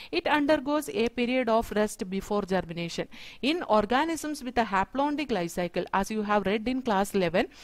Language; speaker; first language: English; non-native, local second language; Malayalam